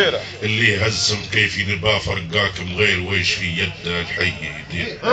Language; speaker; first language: Arabic; native; Arabic